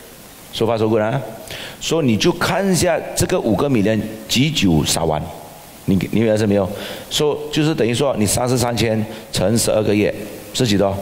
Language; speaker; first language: Chinese; native; Chinese